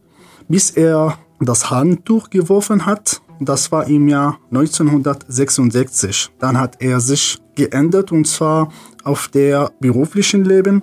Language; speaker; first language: German; non-native, fluent; Arabic